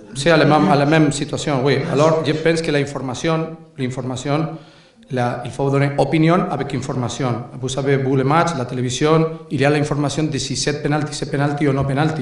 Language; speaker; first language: French; non-native, learner; Spanish